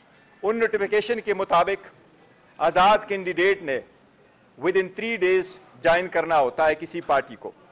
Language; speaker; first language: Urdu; non-native, local second language; Pashto